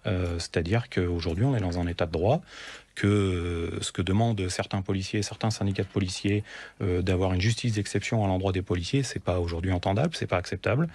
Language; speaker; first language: French; native; French